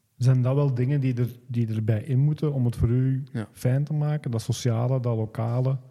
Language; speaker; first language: Dutch; native; Dutch